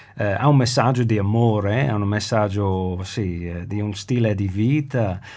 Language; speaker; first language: Italian; native; Italian